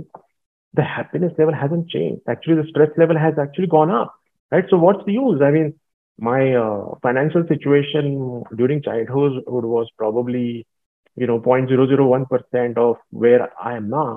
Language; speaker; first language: English; non-native, local second language; Marathi